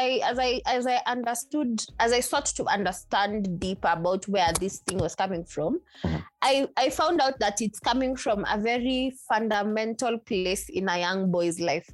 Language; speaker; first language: English; non-native, local second language; Swahili